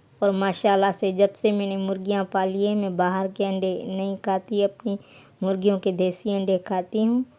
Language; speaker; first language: Urdu; non-native, local second language; Sindhi